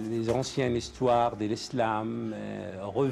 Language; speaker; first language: French; non-native, fluent; Arabic